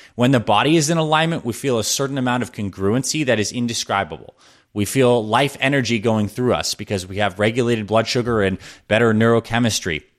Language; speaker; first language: English; native; English